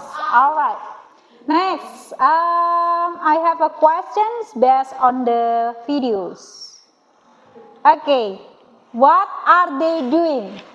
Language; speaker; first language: English; non-native, learner; Indonesian